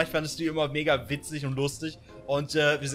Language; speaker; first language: German; native; German